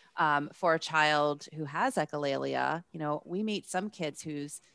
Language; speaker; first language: English; native; English